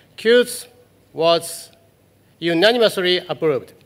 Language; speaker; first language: English; non-native, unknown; Japanese